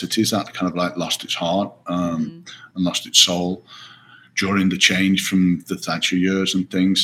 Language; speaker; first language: English; native; English